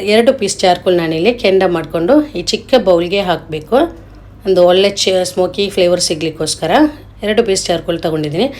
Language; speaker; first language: Kannada; non-native, local second language; Malayalam